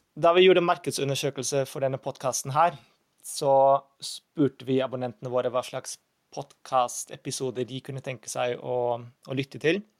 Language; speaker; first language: Norwegian; non-native, fluent; German